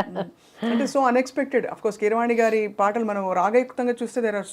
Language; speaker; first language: Telugu; native; Telugu